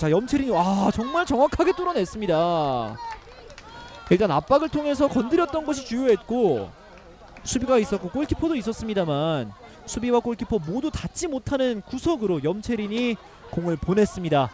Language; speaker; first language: Korean; native; Korean